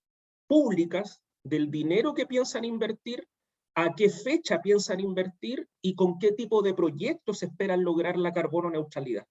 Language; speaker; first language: Spanish; native; Spanish